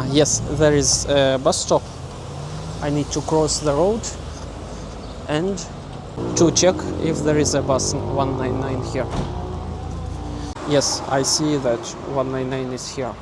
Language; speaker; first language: English; non-native, learner; Russian